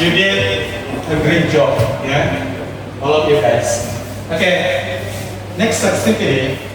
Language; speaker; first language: English; non-native, fluent; Indonesian